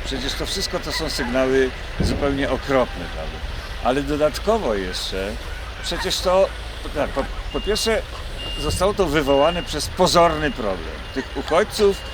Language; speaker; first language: Polish; native; Polish